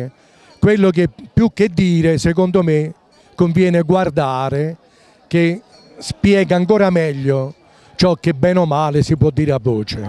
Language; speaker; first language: Italian; native; Italian